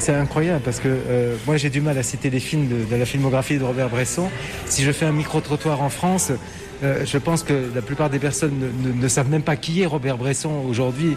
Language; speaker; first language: French; native; French